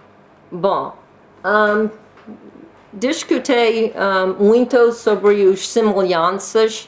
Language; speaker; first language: Portuguese; non-native, learner; English